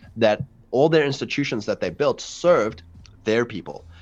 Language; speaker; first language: English; native; English